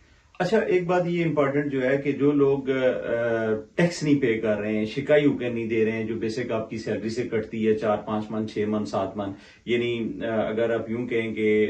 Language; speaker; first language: Hindi; native; Hindi